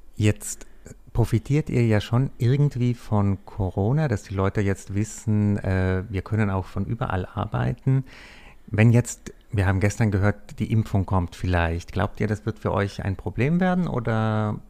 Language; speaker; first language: German; native; German